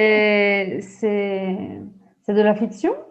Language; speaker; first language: French; non-native, fluent; Portuguese